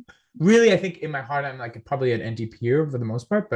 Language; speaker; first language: English; native; English